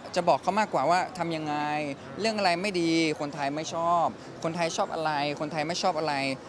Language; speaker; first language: Thai; native; Thai